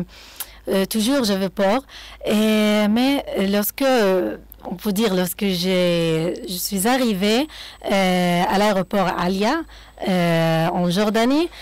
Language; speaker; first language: French; non-native, fluent; Arabic